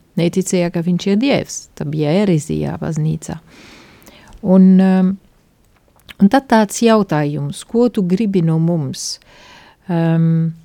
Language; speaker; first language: Latvian; non-native, fluent; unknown